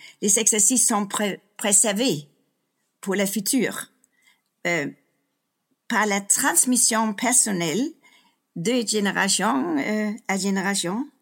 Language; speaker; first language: French; non-native, fluent; Danish